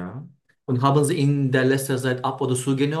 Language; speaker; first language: German; non-native, learner; Turkish